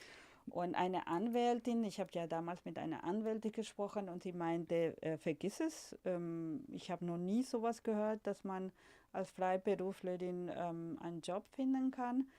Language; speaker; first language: German; non-native, fluent; Spanish